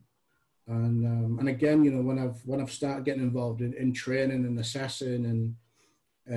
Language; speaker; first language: English; native; English